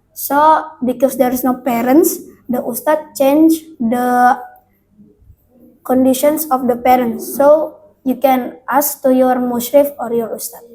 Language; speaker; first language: English; non-native, learner; Indonesian